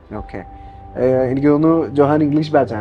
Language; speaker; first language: Malayalam; native; Malayalam